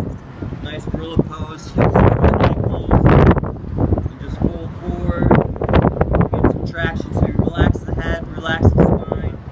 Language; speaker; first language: English; native; English